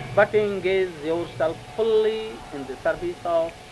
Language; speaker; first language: English; non-native, local second language; Hindi